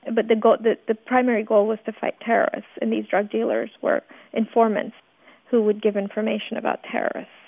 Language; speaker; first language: English; early bilingual, other home language; Persian